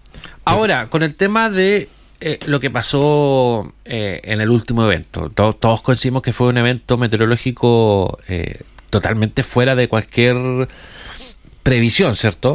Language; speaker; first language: Spanish; native; Spanish